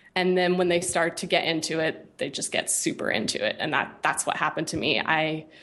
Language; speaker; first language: English; native; English